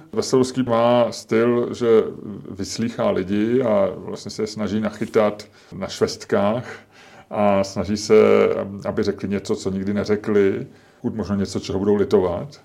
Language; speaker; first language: Czech; native; Czech